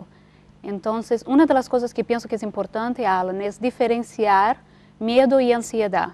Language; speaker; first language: Spanish; non-native, fluent; Portuguese